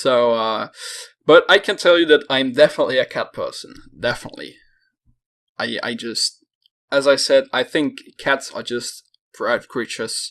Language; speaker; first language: English; non-native, fluent; Dutch